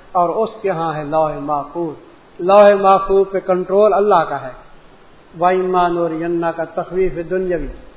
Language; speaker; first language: Urdu; non-native, local second language; Punjabi